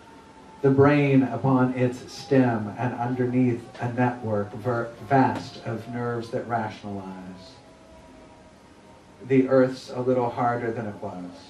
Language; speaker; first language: English; native; English